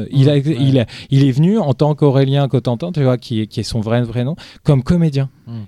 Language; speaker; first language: French; early bilingual, other home language; Portuguese